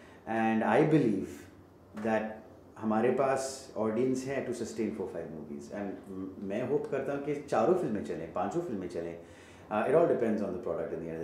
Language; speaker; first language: Hindi; native; Hindi